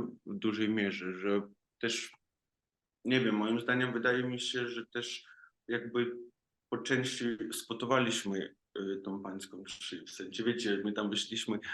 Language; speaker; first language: Polish; non-native, fluent; Ukrainian